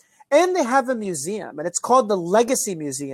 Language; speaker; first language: English; native; English